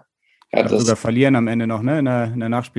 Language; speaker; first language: German; native; German